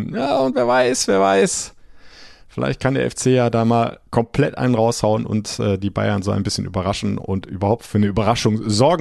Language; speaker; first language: German; native; German